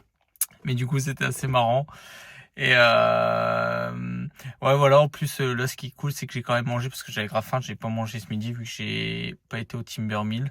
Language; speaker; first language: French; native; French